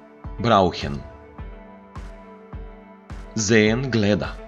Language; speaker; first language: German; non-native, fluent; Macedonian